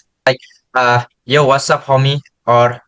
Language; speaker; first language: English; non-native, learner; Indonesian